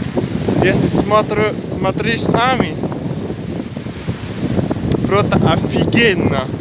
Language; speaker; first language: Russian; non-native, learner; Tajik